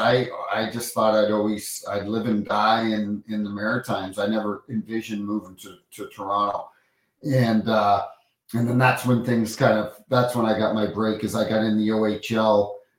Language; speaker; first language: English; native; English